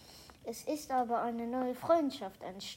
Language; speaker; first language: German; non-native, local second language; Luxembourgish